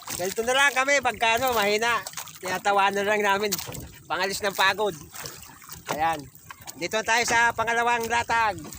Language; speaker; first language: Filipino; non-native, local second language; Bikol